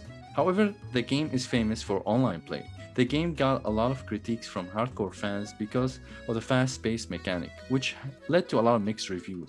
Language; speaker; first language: English; non-native, fluent; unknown